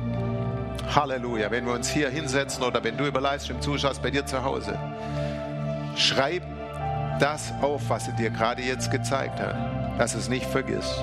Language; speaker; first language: German; native; German